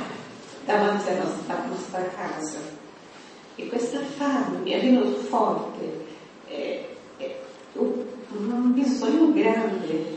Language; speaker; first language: Italian; non-native, fluent; Portuguese